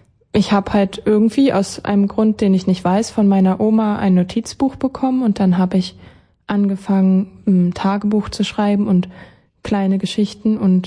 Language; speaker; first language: German; native; German